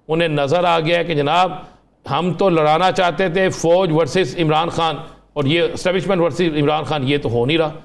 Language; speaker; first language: Urdu; non-native, local second language; Punjabi